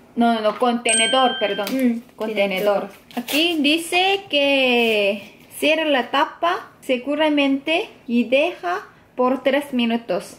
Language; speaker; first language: Spanish; non-native, fluent; Korean